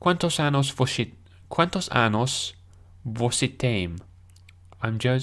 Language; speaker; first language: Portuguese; non-native, learner; English